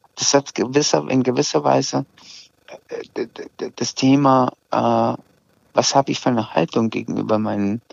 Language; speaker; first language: German; early bilingual, other home language; Azerbaijani